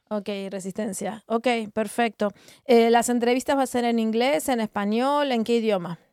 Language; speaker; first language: Spanish; native; Spanish